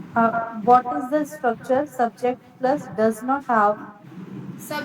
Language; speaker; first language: English; non-native, learner; Hindi